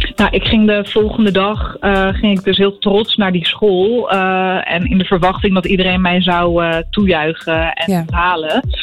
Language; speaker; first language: Dutch; early bilingual, other home language; Arabic